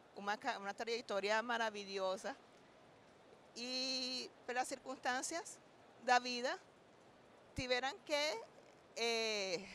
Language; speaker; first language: Portuguese; non-native, learner; Spanish